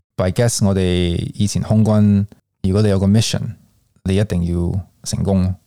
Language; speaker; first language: Cantonese; early bilingual, heritage; Cantonese